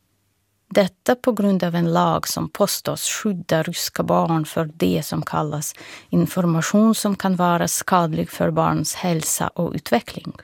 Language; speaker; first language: Swedish; non-native, fluent; Russian